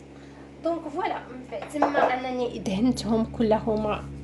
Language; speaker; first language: Arabic; native; Arabic